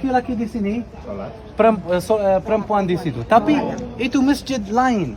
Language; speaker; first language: Indonesian; non-native, fluent; Arabic